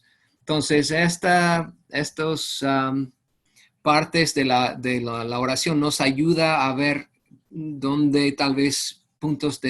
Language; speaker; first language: Spanish; non-native, fluent; English